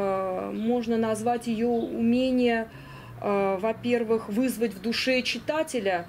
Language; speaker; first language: Russian; native; Russian